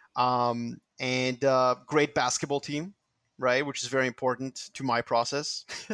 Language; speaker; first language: English; non-native, fluent; Serbian